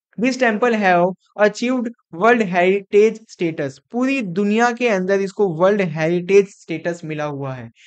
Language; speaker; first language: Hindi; non-native, local second language; Gujarati